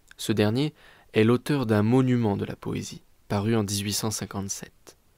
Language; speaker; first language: French; native; French